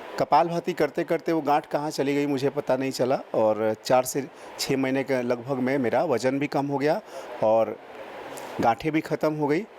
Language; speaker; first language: Hindi; native; Hindi